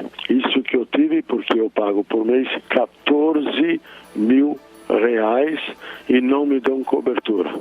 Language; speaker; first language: Portuguese; non-native, fluent; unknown